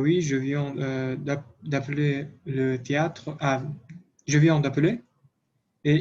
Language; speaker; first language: French; non-native, learner; Russian